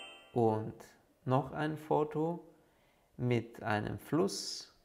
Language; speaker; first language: German; non-native, fluent; Bulgarian